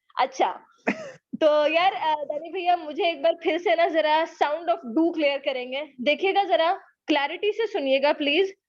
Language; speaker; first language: Urdu; native; Urdu